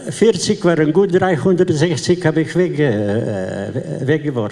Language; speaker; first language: German; non-native, learner; Slovenian